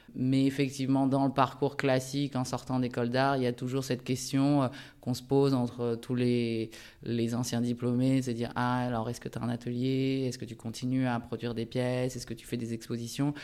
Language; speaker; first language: French; early bilingual, other home language; Japanese